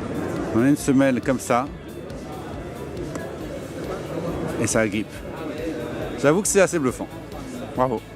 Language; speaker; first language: French; native; French